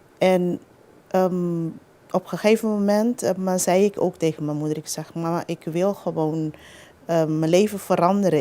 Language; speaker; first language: Dutch; non-native, local second language; Papiamento